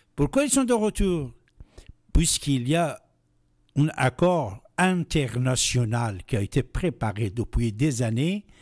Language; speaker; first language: French; non-native, fluent; Persian